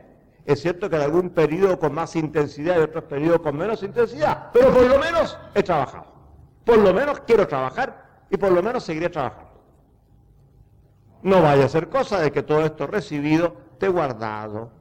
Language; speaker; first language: Spanish; native; Spanish